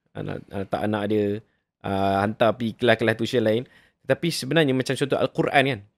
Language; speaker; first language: Malay; native; Malay